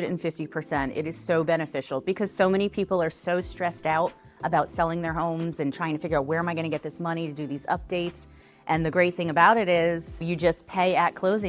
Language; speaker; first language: English; native; English